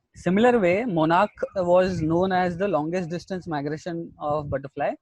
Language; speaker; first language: English; non-native, local second language; Marathi